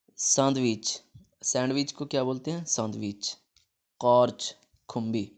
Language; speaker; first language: Urdu; native; Urdu